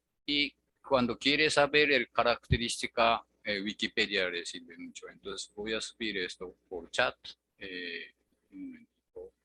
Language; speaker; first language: Spanish; non-native, fluent; Japanese